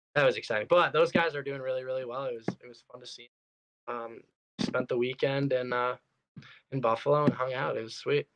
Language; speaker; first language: English; native; English